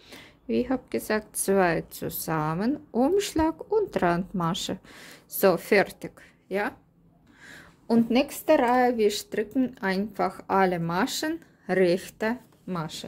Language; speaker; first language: German; non-native, learner; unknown